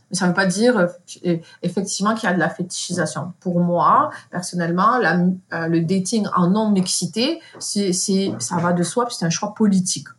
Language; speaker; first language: French; native; French